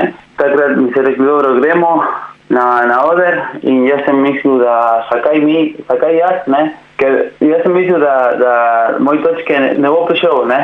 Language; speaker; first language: Slovenian; non-native, learner; Spanish